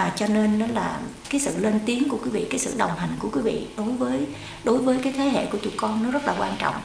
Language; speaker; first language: Vietnamese; native; Vietnamese